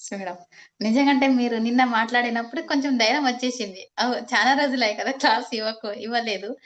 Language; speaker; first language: Telugu; non-native, local second language; Kannada